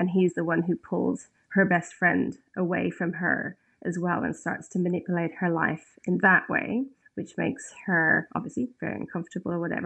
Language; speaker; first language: English; native; English